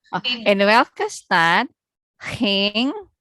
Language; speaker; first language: Dutch; non-native, learner; Indonesian